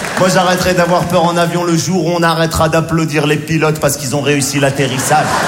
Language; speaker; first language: French; native; French